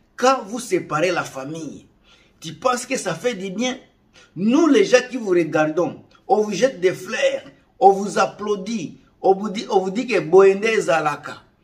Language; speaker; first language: French; non-native, local second language; Lingala